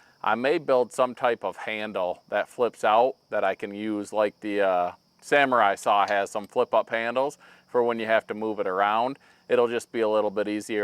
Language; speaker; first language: English; native; English